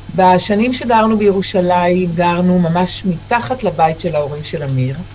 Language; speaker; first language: Hebrew; native; Hebrew